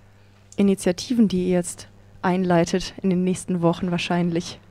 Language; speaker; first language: German; native; German